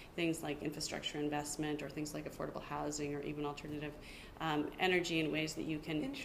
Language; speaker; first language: English; native; English